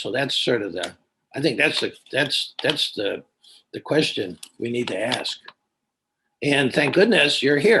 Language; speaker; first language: English; native; English